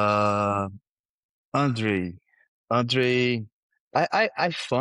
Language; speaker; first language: English; non-native, learner; Portuguese